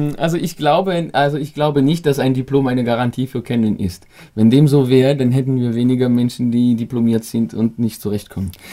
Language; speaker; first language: German; non-native, fluent; French